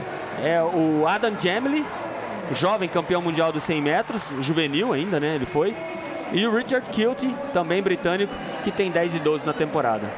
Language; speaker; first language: Portuguese; native; Portuguese